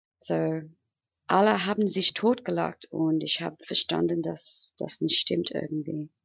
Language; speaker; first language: German; non-native, fluent; English